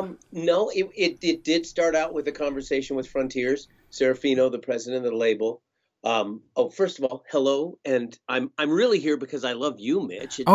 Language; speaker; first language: English; native; English